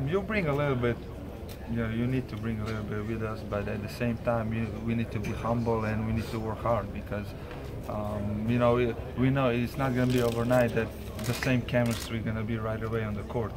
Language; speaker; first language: English; non-native, fluent; Slovenian